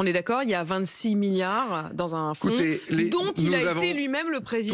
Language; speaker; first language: French; native; French